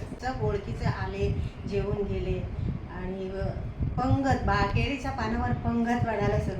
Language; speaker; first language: Marathi; non-native, local second language; Kannada